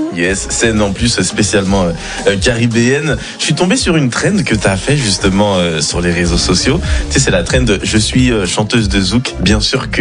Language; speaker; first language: French; native; French